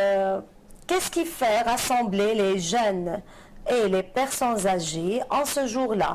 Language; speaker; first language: French; non-native, fluent; Arabic